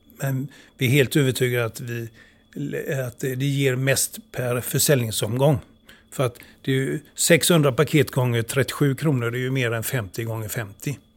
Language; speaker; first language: Swedish; native; Swedish